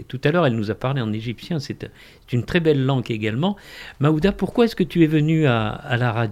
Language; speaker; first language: French; native; French